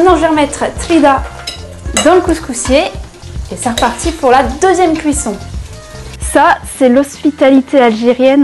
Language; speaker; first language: French; native; French